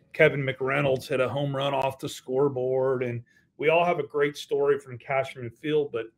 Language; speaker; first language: English; native; English